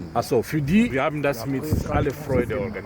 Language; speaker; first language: German; non-native, fluent; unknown